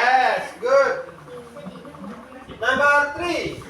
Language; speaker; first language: English; non-native, learner; Indonesian